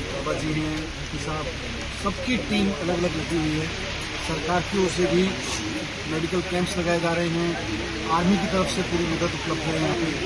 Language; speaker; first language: Hindi; native; Hindi